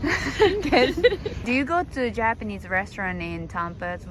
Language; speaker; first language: English; non-native, fluent; Japanese